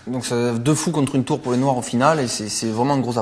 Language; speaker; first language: French; native; French